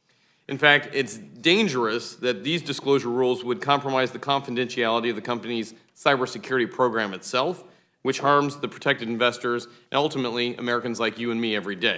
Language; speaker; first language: English; native; English